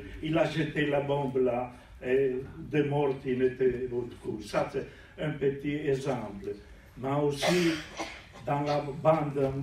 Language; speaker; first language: French; non-native, learner; Italian